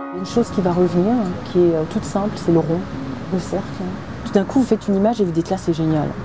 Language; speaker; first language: French; native; French